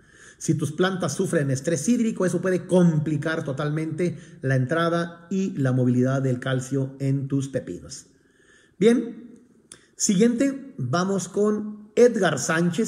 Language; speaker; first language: Spanish; native; Spanish